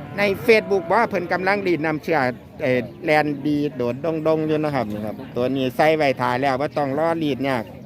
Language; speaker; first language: Thai; native; Thai